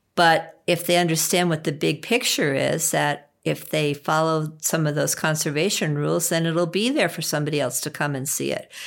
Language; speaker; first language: English; native; English